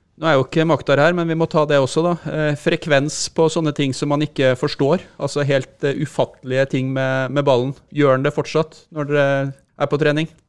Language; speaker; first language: Norwegian; native; Norwegian